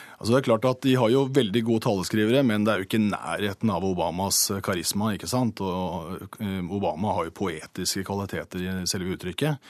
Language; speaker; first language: Norwegian; native; Norwegian